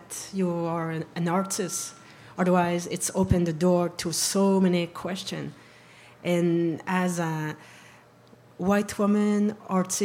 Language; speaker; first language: English; non-native, learner; French